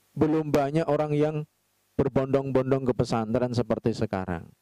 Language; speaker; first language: Indonesian; native; Indonesian